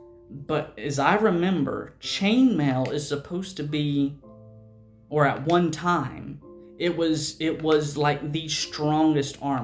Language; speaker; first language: English; native; English